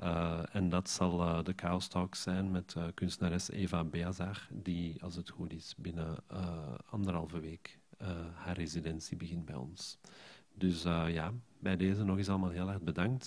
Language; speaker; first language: Dutch; native; Dutch